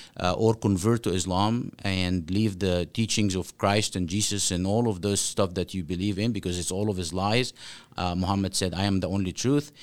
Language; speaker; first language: English; non-native, fluent; Arabic